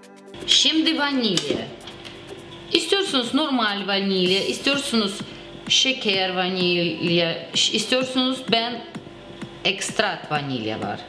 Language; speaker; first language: Turkish; non-native, learner; Russian